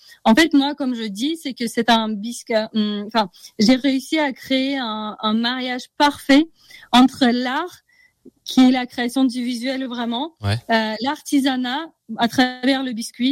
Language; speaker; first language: French; native; French